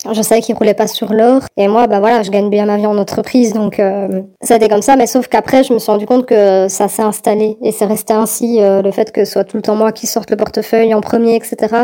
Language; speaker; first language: French; native; French